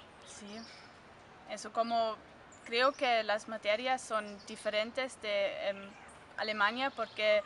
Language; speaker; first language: Spanish; non-native, learner; German